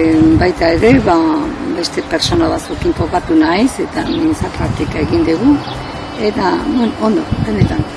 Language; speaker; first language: Basque; non-native, learner; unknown